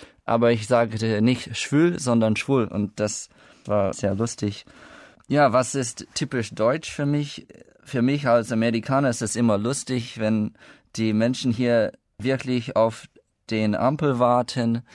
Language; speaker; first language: German; non-native, fluent; English